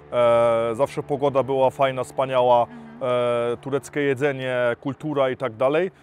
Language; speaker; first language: Polish; early bilingual, heritage; Polish